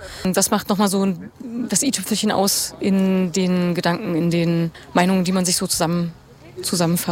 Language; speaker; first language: German; native; German